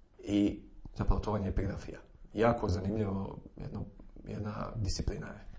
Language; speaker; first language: Croatian; native; Croatian